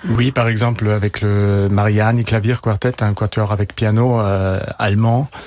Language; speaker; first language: French; non-native, fluent; German